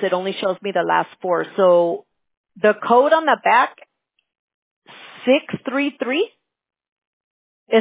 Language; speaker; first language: English; early bilingual, other home language; Spanish